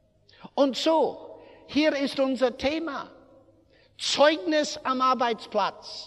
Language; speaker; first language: German; non-native, fluent; English